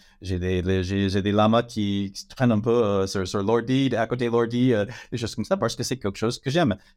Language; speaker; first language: French; non-native, fluent; English